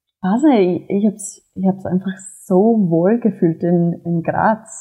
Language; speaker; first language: German; non-native, fluent; English